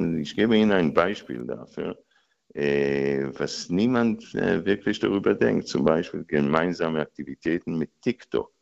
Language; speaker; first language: German; non-native, fluent; Hebrew